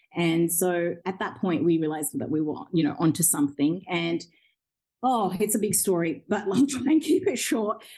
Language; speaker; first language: English; early bilingual, other home language; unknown